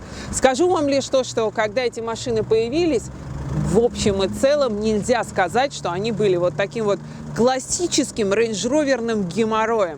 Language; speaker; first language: Russian; native; Russian